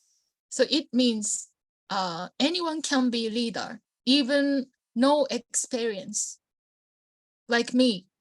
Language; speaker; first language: English; non-native, learner; Japanese